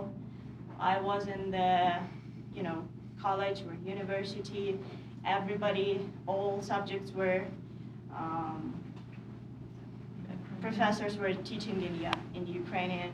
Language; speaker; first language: English; non-native, fluent; Ukrainian